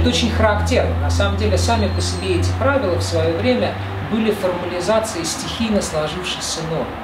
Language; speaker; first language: Russian; native; Russian